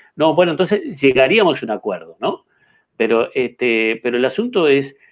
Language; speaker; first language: Spanish; native; Spanish